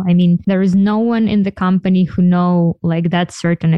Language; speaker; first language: English; non-native, fluent; Ukrainian